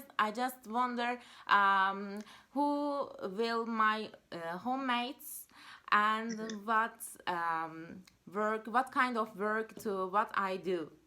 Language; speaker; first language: English; non-native, learner; Turkish